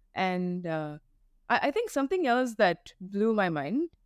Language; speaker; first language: English; non-native, local second language; Tamil